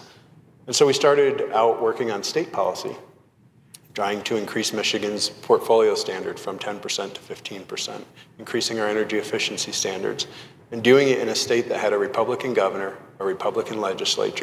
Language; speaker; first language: English; native; English